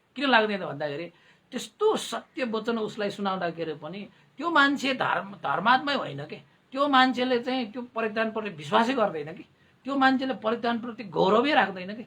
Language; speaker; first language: Nepali; non-native, local second language; Newari